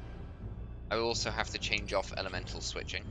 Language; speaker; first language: English; native; English